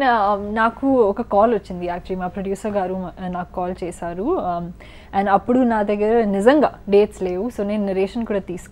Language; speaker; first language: Telugu; non-native, learner; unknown